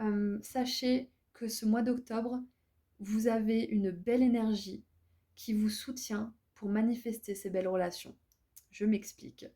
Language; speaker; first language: French; native; French